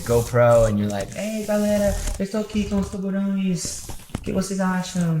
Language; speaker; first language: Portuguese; non-native, fluent; English